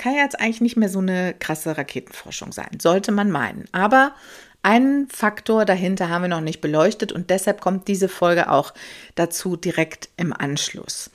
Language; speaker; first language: German; native; German